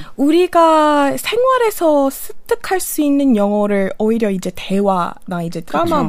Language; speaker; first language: Korean; non-native, fluent; English